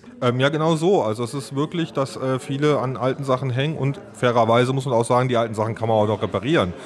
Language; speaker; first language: German; native; German